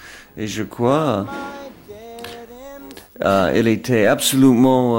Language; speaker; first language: French; non-native, fluent; English